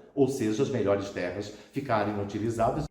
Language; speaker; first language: Portuguese; native; Portuguese